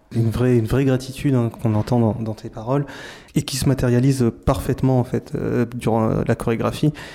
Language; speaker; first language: French; native; French